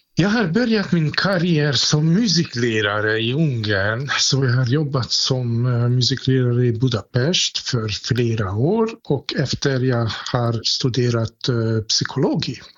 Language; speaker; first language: Swedish; non-native, fluent; Hungarian